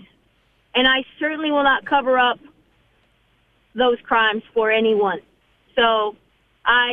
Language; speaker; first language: English; native; English